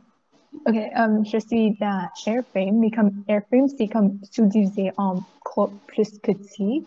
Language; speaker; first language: French; non-native, learner; English